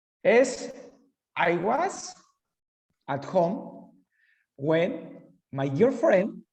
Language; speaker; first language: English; non-native, learner; Spanish